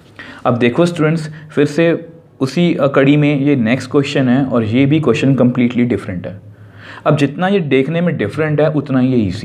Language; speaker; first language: Hindi; native; Hindi